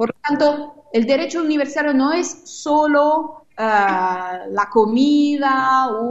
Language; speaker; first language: Spanish; non-native, fluent; Italian